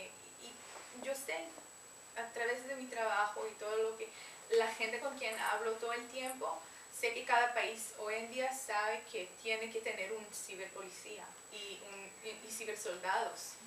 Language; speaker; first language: Spanish; non-native, fluent; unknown